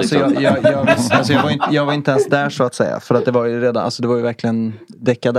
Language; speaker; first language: Swedish; native; Swedish